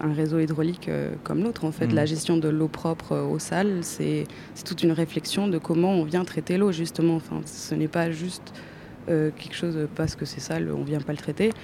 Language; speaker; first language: French; non-native, fluent; Spanish